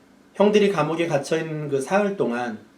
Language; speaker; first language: Korean; native; Korean